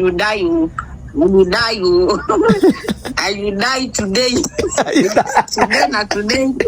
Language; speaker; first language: English; non-native, learner; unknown